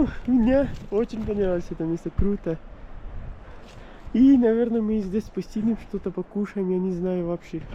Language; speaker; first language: Russian; non-native, learner; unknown